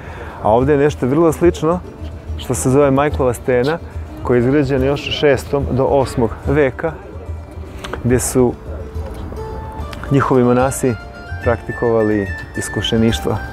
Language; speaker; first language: Serbian; native; Serbian